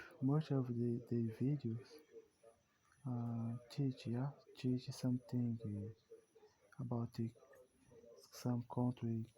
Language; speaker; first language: English; non-native, learner; Portuguese